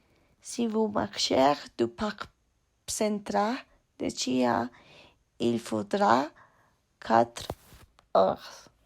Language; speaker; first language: French; non-native, learner; Spanish